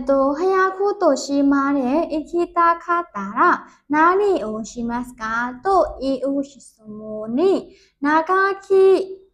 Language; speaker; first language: Japanese; non-native, learner; Burmese